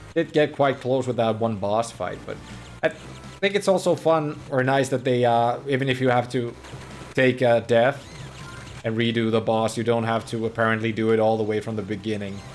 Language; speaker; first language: English; non-native, fluent; Finnish